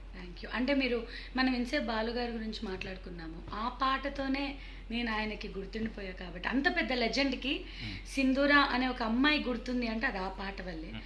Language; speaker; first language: Telugu; early bilingual, heritage; Telugu